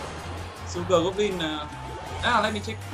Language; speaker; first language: English; non-native, learner; Vietnamese